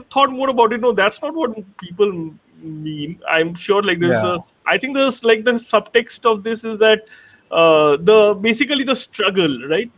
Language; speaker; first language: English; non-native, local second language; Bangla